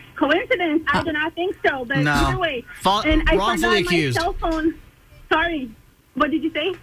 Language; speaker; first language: English; non-native, fluent; Portuguese